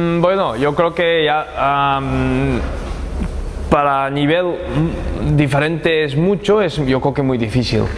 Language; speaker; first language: Spanish; non-native, learner; Japanese